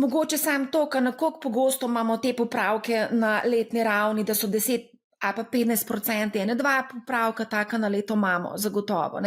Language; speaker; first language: Slovenian; native; Slovenian